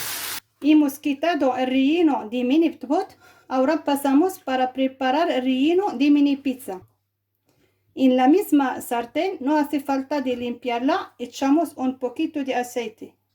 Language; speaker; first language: Spanish; non-native, fluent; Arabic